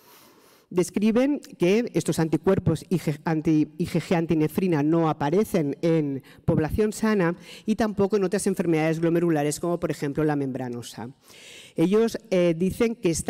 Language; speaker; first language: Spanish; native; Spanish